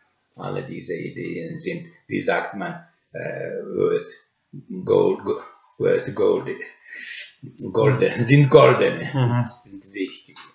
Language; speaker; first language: German; non-native, learner; Finnish